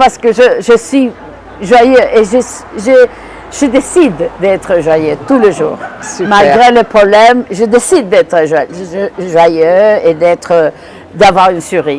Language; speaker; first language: French; non-native, fluent; Spanish